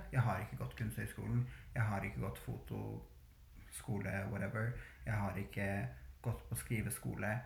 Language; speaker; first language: Norwegian; early bilingual, other home language; Albanian